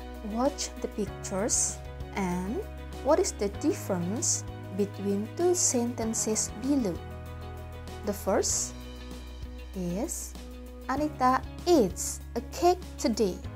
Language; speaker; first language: English; non-native, fluent; Indonesian